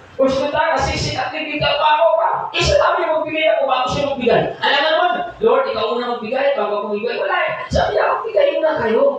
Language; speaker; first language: Filipino; non-native, local second language; Cebuano